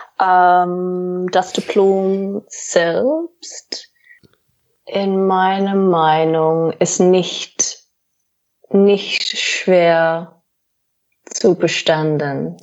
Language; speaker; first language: German; non-native, fluent; English